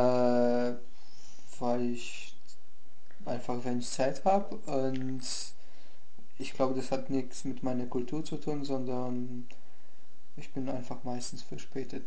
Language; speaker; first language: German; non-native, fluent; Polish